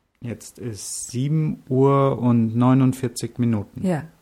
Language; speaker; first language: German; non-native, fluent; Russian